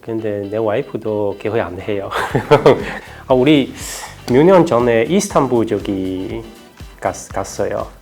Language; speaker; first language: Korean; non-native, learner; Chinese